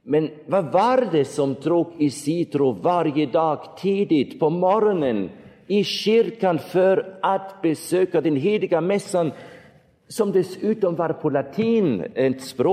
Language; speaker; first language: Swedish; non-native, fluent; German